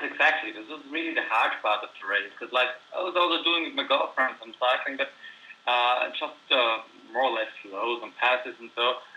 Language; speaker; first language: English; non-native, fluent; German